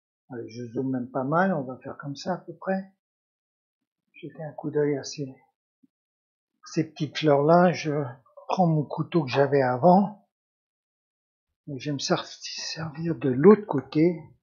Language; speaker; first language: French; native; French